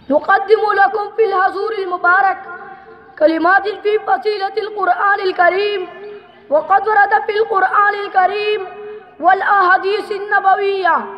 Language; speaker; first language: Arabic; non-native, learner; Urdu